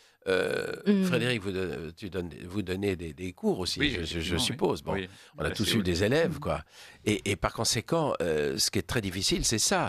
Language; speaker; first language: French; native; French